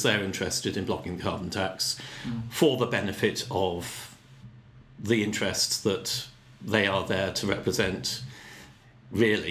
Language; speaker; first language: English; native; English